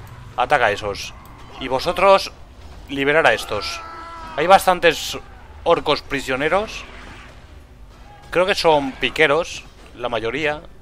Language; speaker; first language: Spanish; native; Spanish